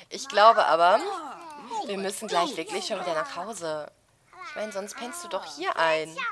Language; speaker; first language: German; native; German